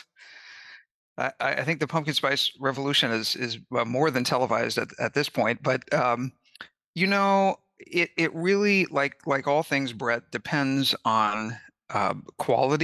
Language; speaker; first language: English; native; English